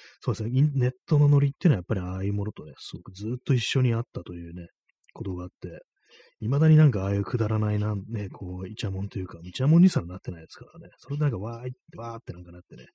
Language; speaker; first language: Japanese; native; Japanese